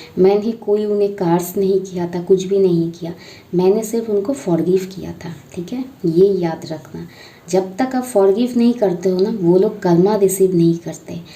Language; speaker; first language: Hindi; non-native, local second language; Bangla